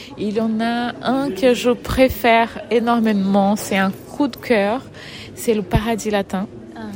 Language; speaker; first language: French; non-native, fluent; Portuguese